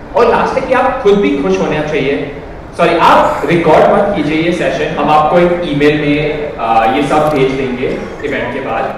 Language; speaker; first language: Hindi; non-native, local second language; Odia